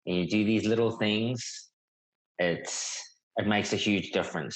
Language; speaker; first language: English; native; English